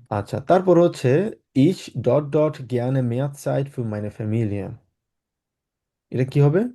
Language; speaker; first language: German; non-native, fluent; Bangla